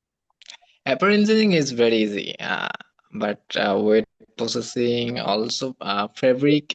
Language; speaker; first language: English; non-native, learner; Bangla